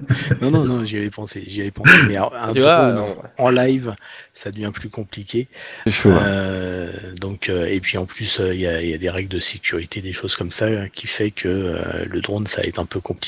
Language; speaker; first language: French; native; French